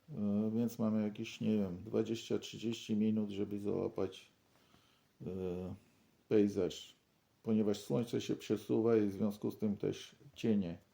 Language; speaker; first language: Polish; non-native, fluent; Armenian